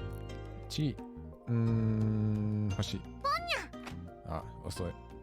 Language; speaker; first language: Japanese; non-native, learner; German